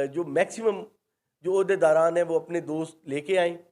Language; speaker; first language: Urdu; non-native, local second language; Punjabi